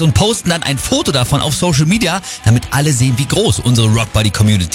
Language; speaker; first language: German; native; German